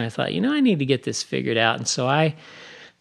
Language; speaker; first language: English; native; English